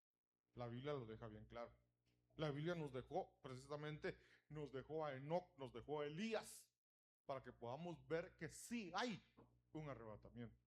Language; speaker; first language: Spanish; native; Spanish